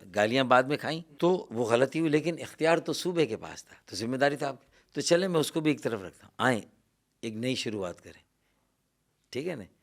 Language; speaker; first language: Urdu; native; Urdu